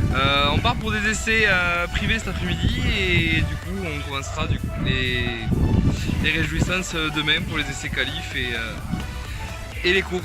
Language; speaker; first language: French; native; French